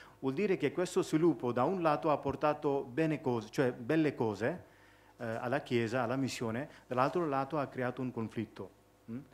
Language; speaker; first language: Italian; non-native, fluent; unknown